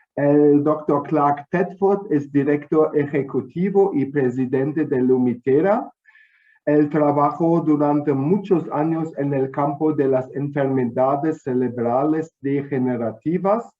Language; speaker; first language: Spanish; non-native, fluent; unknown